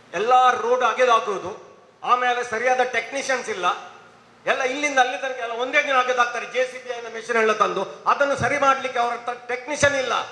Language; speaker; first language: Kannada; native; Kannada